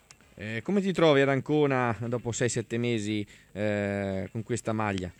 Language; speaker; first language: Italian; native; Italian